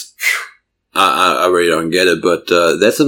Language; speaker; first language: English; non-native, fluent; German